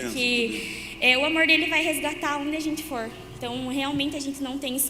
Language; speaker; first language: Portuguese; native; Portuguese